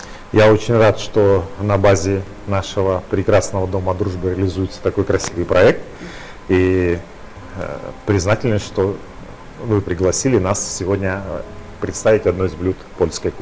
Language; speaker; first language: Russian; native; Russian